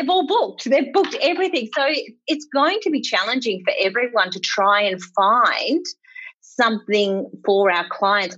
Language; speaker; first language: English; native; English